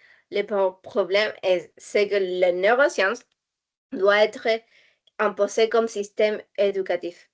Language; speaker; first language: French; non-native, learner; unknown